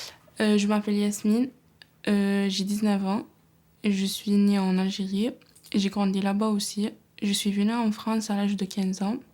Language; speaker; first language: French; non-native, local second language; Arabic